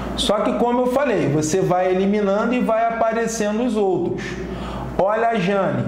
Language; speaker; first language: Portuguese; native; Portuguese